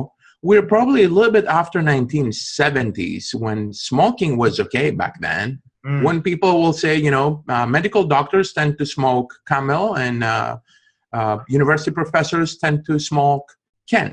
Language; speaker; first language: English; non-native, fluent; Greek